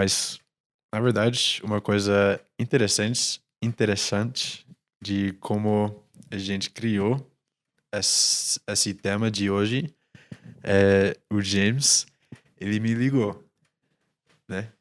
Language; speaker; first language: Portuguese; non-native, fluent; English